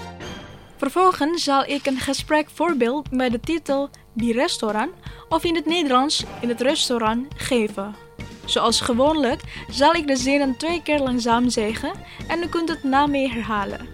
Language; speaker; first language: Dutch; non-native, learner; Indonesian